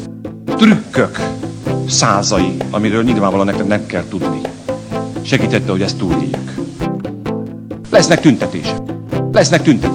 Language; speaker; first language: Hungarian; native; Hungarian